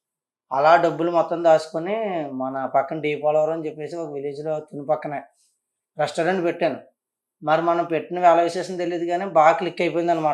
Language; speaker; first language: Telugu; native; Telugu